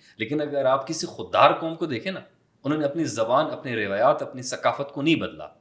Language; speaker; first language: Urdu; non-native, local second language; Pashto